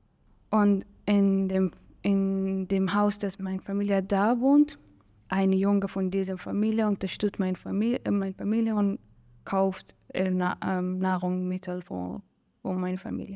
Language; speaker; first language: German; non-native, learner; Persian